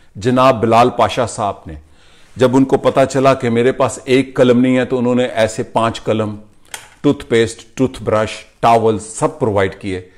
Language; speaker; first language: Urdu; non-native, local second language; Punjabi